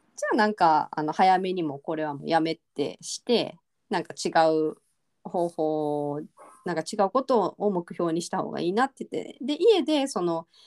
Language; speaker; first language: Japanese; native; Japanese